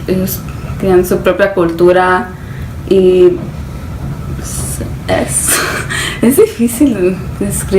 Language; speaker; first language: Spanish; early bilingual, heritage; Spanish